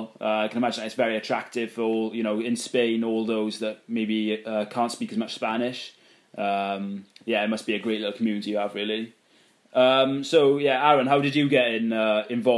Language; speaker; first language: English; native; English